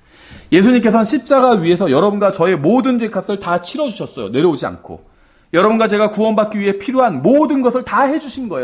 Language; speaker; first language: Korean; native; Korean